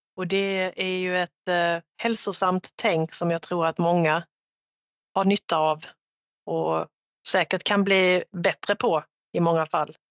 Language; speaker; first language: Swedish; native; Swedish